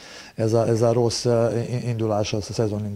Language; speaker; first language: Hungarian; non-native, learner; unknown